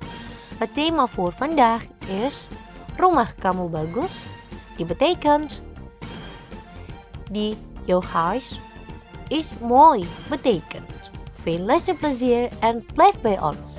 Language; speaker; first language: Dutch; non-native, learner; Indonesian